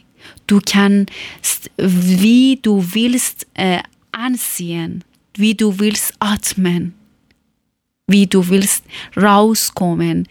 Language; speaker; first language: German; non-native, fluent; Persian